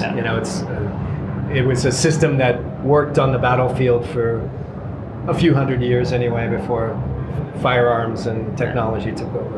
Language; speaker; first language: English; native; English